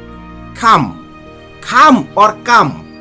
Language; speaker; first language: English; non-native, learner; Bangla